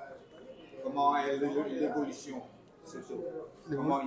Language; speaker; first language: French; non-native, fluent; Vietnamese